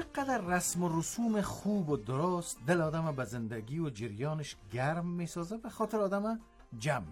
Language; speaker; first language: Persian; native; Persian